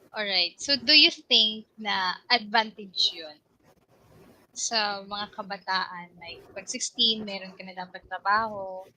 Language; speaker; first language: Filipino; native; Filipino